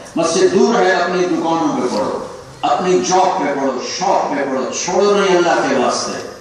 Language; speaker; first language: Urdu; non-native, local second language; Punjabi